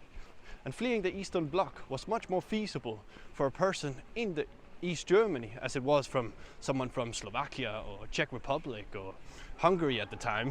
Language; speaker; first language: English; non-native, fluent; Danish